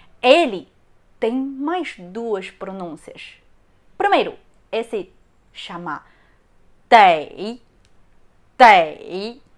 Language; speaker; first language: Portuguese; non-native, learner; Chinese